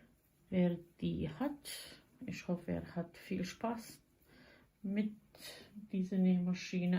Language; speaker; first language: German; non-native, fluent; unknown